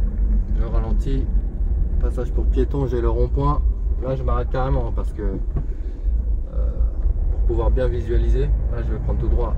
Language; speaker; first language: French; native; French